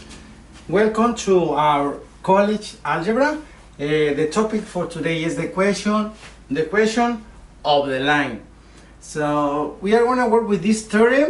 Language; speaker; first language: English; non-native, learner; Spanish